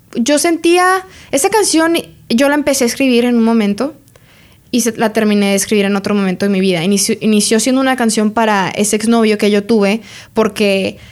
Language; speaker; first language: Spanish; native; Spanish